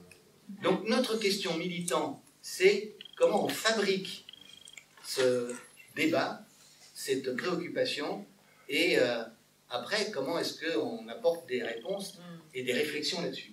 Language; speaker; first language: French; native; French